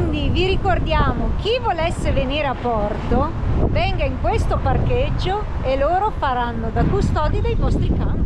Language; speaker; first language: Italian; native; Italian